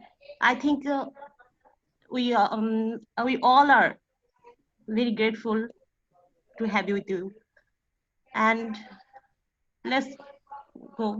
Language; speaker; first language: English; non-native, learner; Bangla